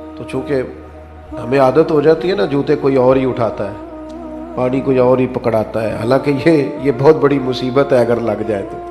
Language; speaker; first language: Urdu; non-native, local second language; Punjabi